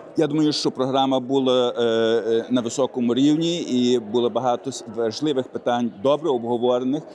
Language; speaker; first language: Ukrainian; early bilingual, heritage; Ukrainian